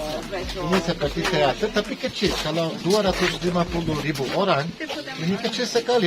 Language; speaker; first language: Indonesian; non-native, fluent; Turkish